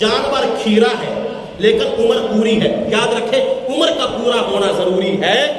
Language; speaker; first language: Urdu; non-native, local second language; Punjabi